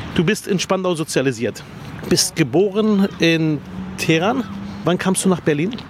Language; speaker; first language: German; early bilingual, other home language; Arabic